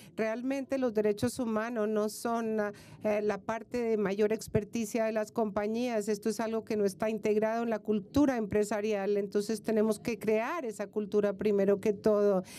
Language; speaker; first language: Spanish; non-native, fluent; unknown